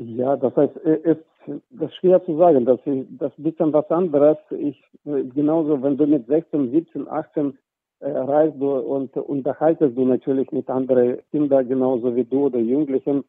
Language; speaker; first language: German; non-native, fluent; Russian